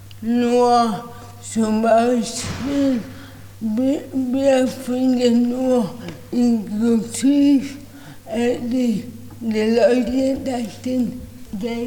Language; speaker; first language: German; non-native, learner; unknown